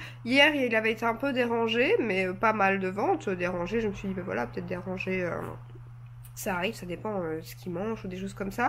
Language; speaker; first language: French; native; French